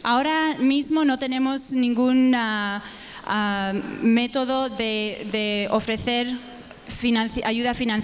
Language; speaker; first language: Spanish; native; Spanish